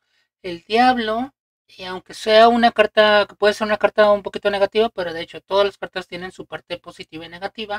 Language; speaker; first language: Spanish; native; Spanish